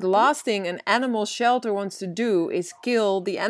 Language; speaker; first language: English; non-native, fluent; Dutch